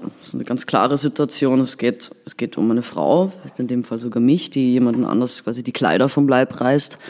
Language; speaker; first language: German; native; German